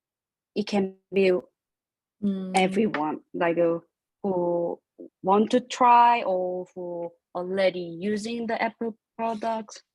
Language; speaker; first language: English; non-native, learner; Korean